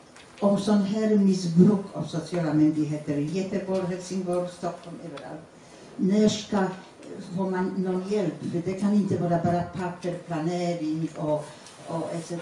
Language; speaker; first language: Swedish; non-native, fluent; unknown